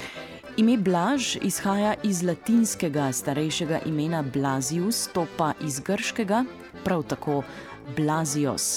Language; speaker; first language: Slovenian; native; Slovenian